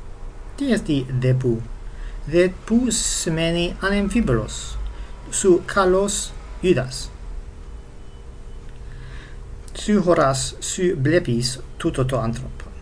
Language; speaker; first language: Greek; non-native, fluent; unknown